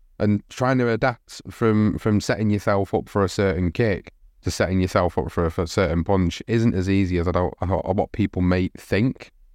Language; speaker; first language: English; native; English